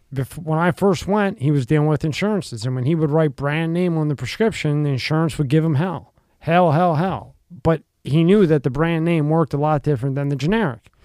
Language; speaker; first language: English; native; English